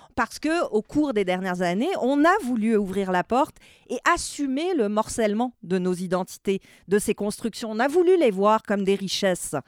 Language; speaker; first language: French; native; French